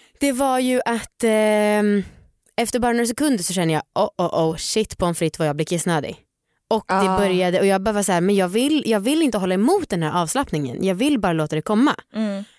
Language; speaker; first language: Swedish; native; Swedish